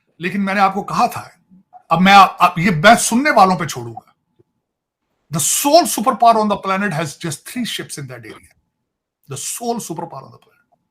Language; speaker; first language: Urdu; non-native, local second language; Punjabi